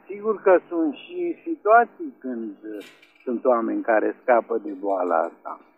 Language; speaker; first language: Romanian; native; Romanian